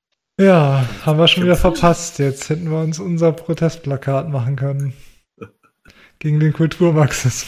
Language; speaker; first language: German; native; German